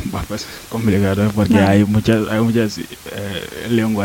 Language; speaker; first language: Spanish; non-native, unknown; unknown